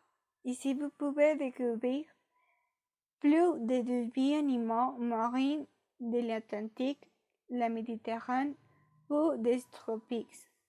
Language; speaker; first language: French; non-native, learner; Spanish